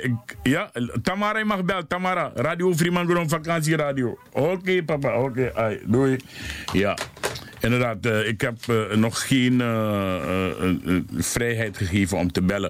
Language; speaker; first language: Dutch; native; Dutch